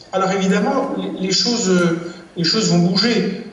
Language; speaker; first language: French; native; French